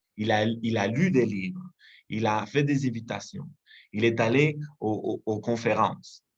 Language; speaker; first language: French; non-native, fluent; Spanish